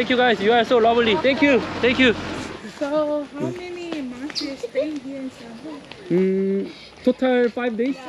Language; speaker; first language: English; non-native, learner; Korean